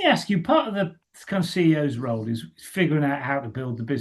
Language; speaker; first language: English; native; English